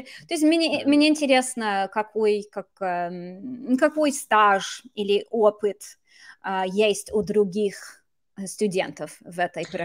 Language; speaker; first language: Russian; non-native, fluent; English